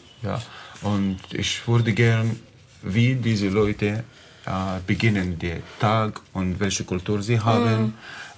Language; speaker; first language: German; non-native, learner; Arabic